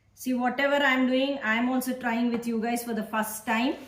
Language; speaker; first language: English; non-native, local second language; Kannada